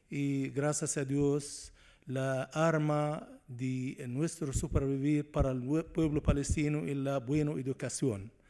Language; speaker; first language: Spanish; non-native, learner; Arabic